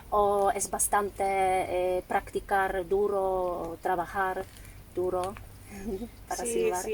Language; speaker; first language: Spanish; non-native, fluent; Polish